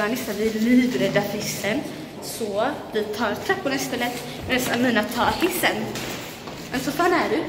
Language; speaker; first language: Swedish; early bilingual, other home language; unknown